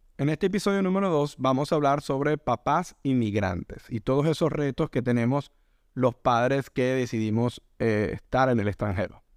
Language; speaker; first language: Spanish; native; Spanish